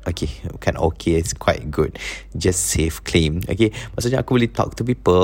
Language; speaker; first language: English; non-native, local second language; Malay